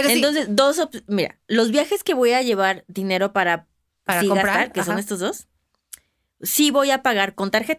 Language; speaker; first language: Spanish; native; Spanish